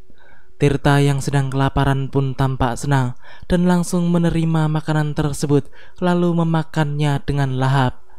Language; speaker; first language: Indonesian; native; Indonesian